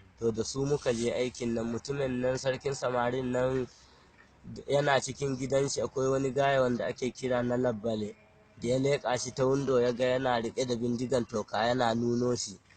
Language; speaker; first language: Hausa; non-native, local second language; Fula